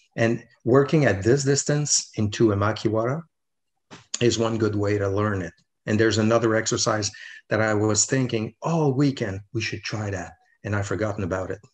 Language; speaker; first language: English; non-native, fluent; French